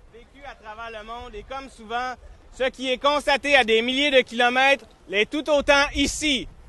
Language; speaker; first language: French; native; French